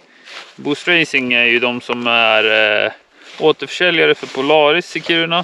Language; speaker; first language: Swedish; native; Swedish